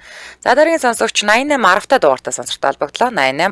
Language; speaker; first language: Mongolian; native; Mongolian